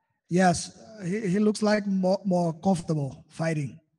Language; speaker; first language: English; non-native, learner; Portuguese